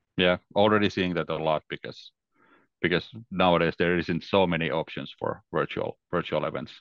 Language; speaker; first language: English; non-native, fluent; Finnish